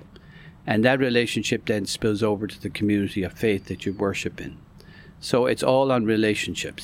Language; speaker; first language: English; native; English